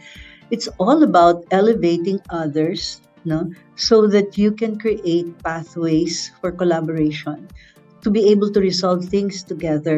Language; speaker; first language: English; non-native, local second language; Filipino